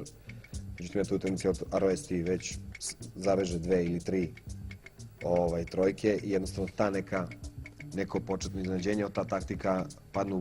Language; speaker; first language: Bosnian; native; Bosnian